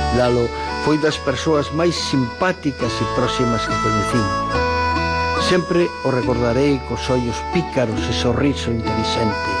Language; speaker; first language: Galician; native; Galician